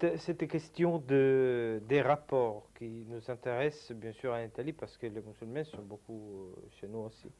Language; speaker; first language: French; non-native, fluent; Italian